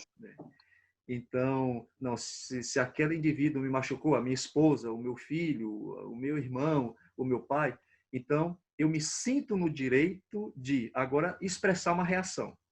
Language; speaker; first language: Portuguese; native; Portuguese